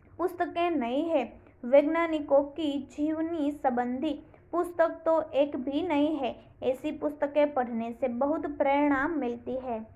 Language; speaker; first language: Hindi; non-native, local second language; Gujarati